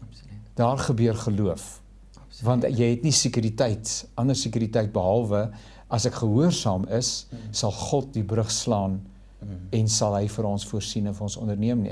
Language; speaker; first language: Afrikaans; native; Afrikaans